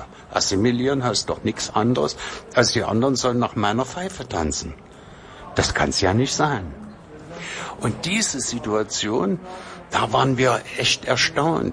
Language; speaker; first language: German; native; German